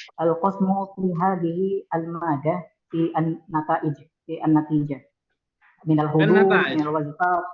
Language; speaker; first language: Arabic; non-native, learner; Indonesian